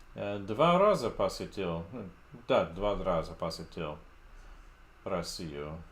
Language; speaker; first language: Russian; non-native, fluent; English